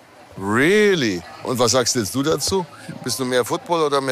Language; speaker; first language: German; native; German